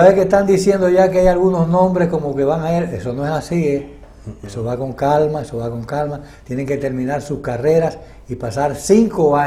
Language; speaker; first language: Spanish; native; Spanish